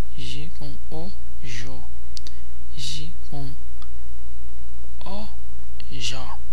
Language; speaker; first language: Spanish; non-native, fluent; Haitian Creole